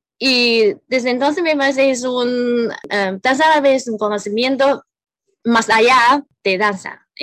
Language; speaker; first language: Spanish; non-native, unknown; Cantonese